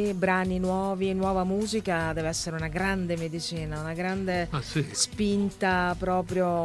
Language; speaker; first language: Italian; native; Italian